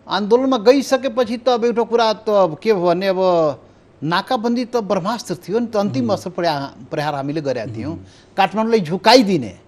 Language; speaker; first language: Nepali; non-native, local second language; Maithili